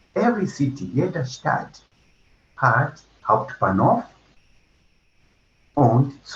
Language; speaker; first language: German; non-native, fluent; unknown